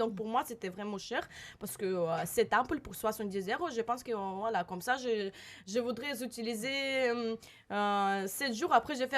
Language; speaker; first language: French; non-native, learner; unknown